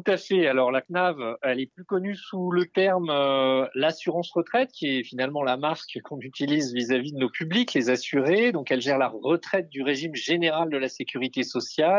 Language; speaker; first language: French; native; French